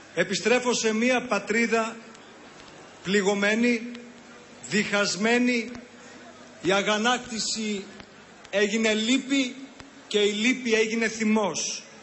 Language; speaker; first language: Greek; early bilingual, heritage; Greek